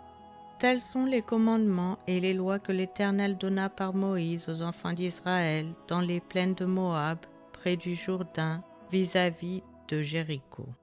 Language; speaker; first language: French; native; French